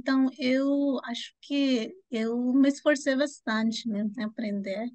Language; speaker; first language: Portuguese; non-native, fluent; Spanish